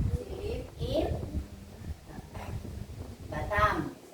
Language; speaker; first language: English; non-native, fluent; Indonesian